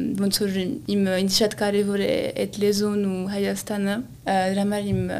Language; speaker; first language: Armenian; early bilingual, heritage; Armenian